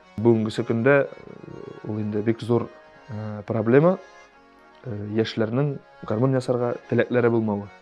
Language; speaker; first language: Tatar; native; Tatar